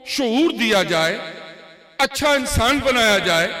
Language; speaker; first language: Urdu; native; Urdu